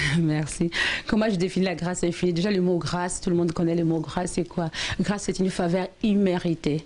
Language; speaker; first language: French; non-native, local second language; Lingala